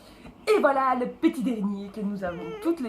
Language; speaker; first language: French; native; French